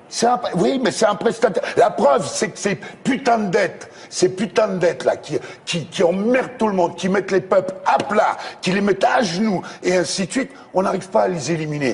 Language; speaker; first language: French; native; French